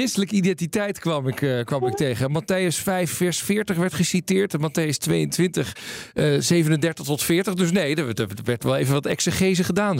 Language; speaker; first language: Dutch; native; Dutch